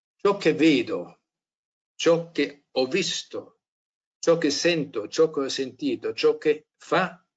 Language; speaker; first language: Italian; non-native, fluent; German